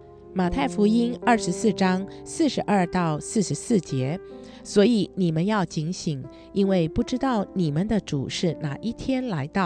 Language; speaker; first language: Chinese; native; Chinese